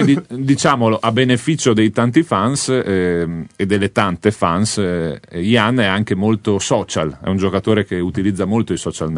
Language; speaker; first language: Italian; native; Italian